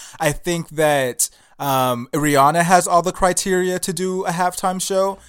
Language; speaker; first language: English; early bilingual, other home language; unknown